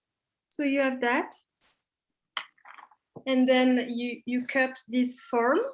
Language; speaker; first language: English; non-native, learner; French